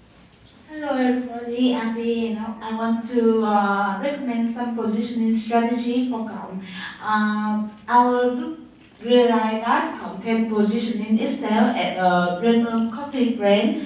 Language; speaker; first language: English; non-native, learner; Vietnamese